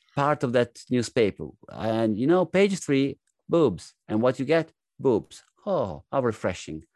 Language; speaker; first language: English; non-native, fluent; Italian